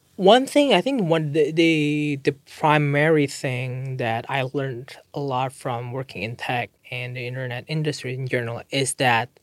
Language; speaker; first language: English; non-native, fluent; Indonesian